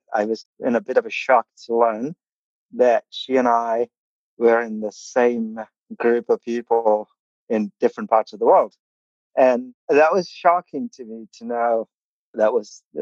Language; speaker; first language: English; non-native, local second language; Malayalam